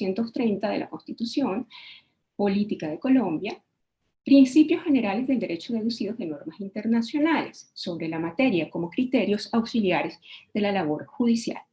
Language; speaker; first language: Spanish; native; Spanish